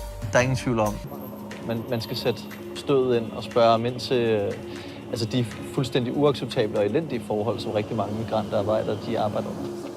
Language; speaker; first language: Danish; native; Danish